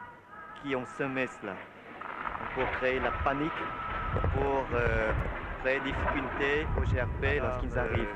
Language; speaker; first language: French; non-native, local second language; Vietnamese